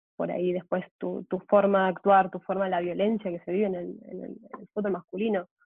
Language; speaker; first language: Spanish; native; Spanish